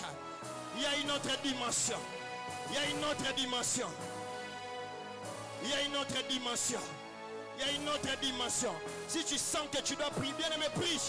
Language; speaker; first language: French; non-native, local second language; Lingala